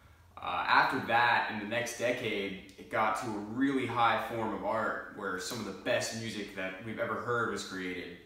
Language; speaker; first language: English; native; English